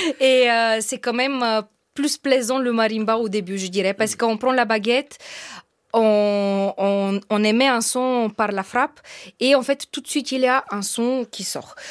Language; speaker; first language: French; non-native, fluent; Bulgarian